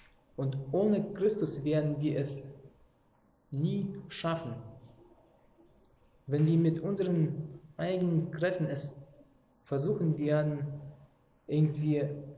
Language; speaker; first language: German; non-native, fluent; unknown